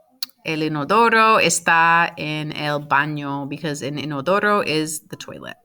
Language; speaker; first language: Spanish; non-native, fluent; English